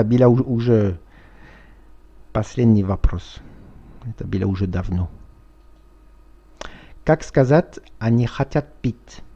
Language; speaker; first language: Russian; non-native, fluent; French